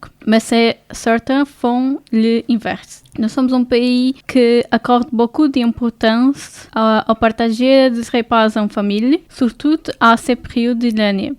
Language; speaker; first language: French; non-native, learner; Portuguese